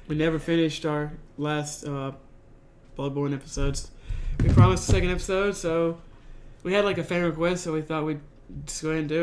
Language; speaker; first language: English; native; English